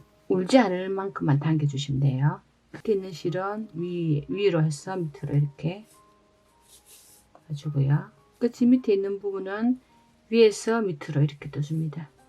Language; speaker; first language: Korean; native; Korean